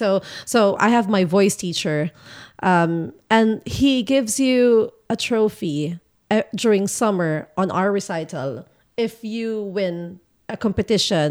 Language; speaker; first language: English; non-native, local second language; Filipino